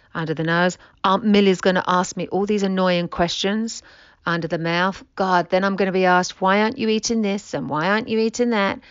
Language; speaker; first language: English; native; English